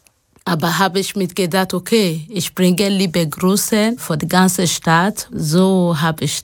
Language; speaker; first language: German; non-native, learner; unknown